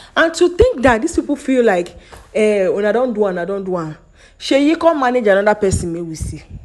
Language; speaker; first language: Nigerian Pidgin; non-native, local second language; Yoruba